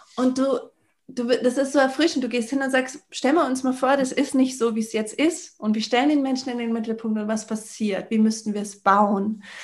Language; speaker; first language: German; native; German